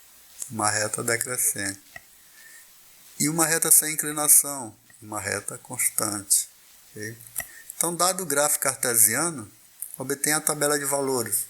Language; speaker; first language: Portuguese; native; Portuguese